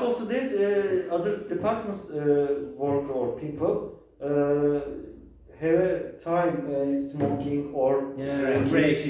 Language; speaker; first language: English; non-native, learner; Turkish